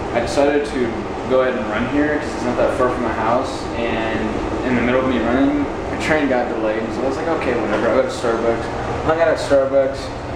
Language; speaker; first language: English; native; English